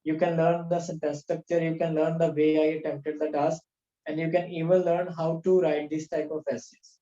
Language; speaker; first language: English; non-native, local second language; Punjabi